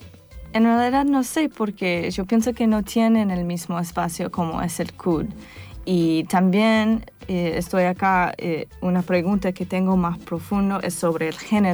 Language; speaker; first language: Spanish; non-native, fluent; English